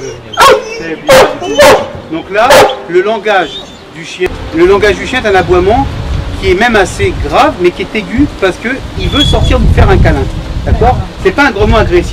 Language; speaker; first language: French; native; French